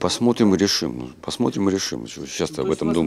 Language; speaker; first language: Russian; native; Russian